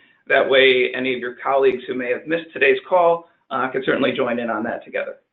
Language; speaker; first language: English; native; English